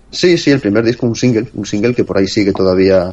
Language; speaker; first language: Spanish; native; Spanish